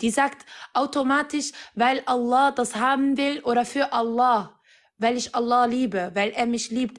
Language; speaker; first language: German; non-native, fluent; Arabic